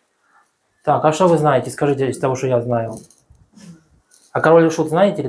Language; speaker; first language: Russian; native; Russian